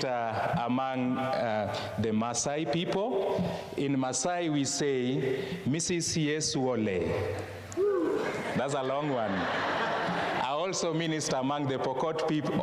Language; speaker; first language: English; non-native, local second language; Luo (Kenya and Tanzania)